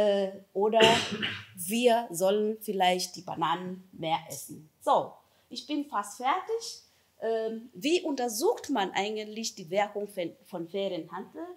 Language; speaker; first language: German; non-native, fluent; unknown